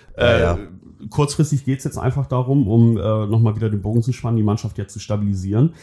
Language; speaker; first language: German; native; German